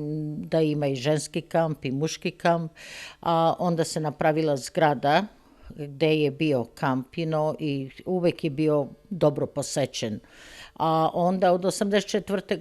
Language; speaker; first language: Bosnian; early bilingual, heritage; Serbian